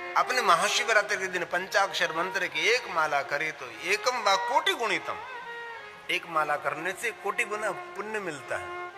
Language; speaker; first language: Hindi; non-native, local second language; Gujarati